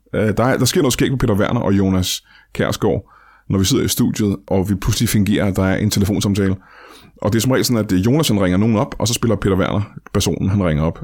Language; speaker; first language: Danish; native; Danish